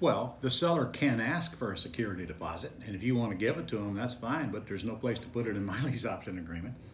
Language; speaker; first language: English; native; English